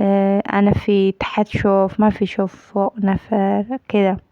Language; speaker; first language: Arabic; non-native, learner; Amharic